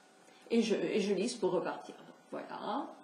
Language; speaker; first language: French; native; French